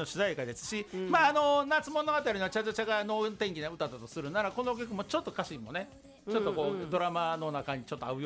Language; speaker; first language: Japanese; native; Japanese